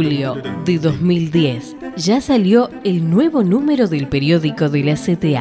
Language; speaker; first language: Spanish; native; Spanish